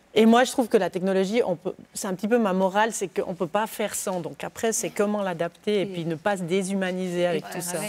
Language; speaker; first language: French; native; French